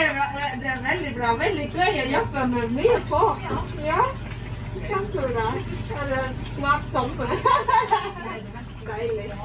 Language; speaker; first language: Norwegian; non-native, learner; Thai